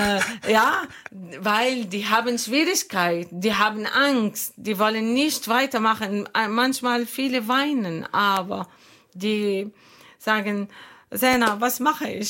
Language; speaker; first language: German; non-native, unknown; Arabic